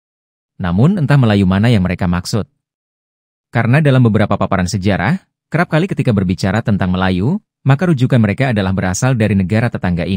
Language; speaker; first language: Indonesian; native; Indonesian